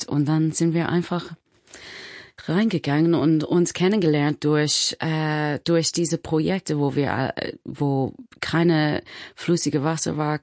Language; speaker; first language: German; non-native, fluent; English